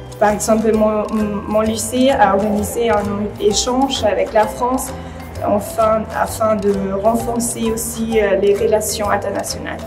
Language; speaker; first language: French; non-native, fluent; German